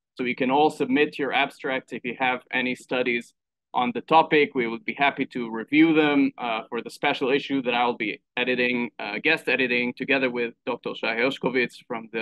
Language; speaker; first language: English; non-native, fluent; Hebrew